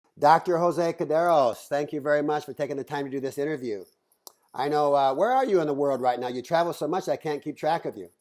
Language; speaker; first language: English; native; English